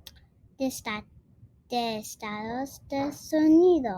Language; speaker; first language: Spanish; non-native, learner; English